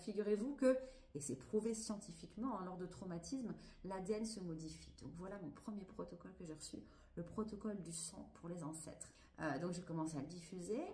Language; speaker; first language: French; native; French